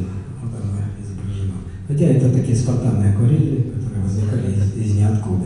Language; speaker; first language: Russian; native; Russian